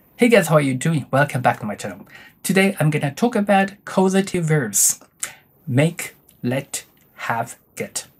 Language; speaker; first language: English; non-native, fluent; Japanese